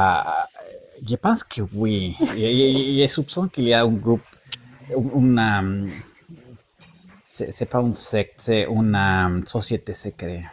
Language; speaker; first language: French; non-native, learner; Spanish